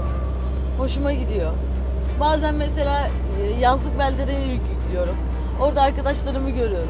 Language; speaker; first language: Turkish; native; Turkish